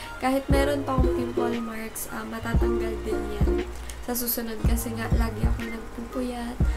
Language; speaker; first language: Filipino; native; Filipino